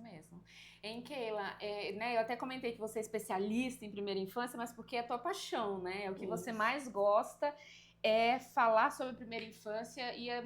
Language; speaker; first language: Portuguese; native; Portuguese